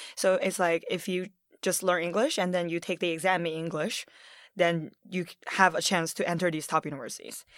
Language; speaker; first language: English; early bilingual, other home language; Chinese